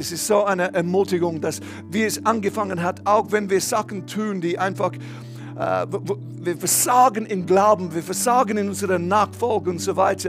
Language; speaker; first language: German; non-native, fluent; English